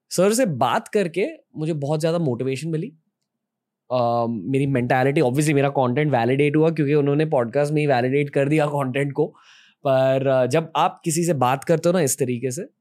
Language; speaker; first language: Hindi; native; Hindi